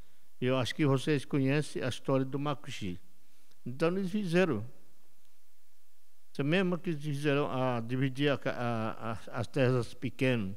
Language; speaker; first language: Portuguese; non-native, local second language; Yanomámi